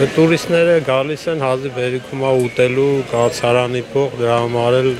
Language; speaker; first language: Armenian; native; Armenian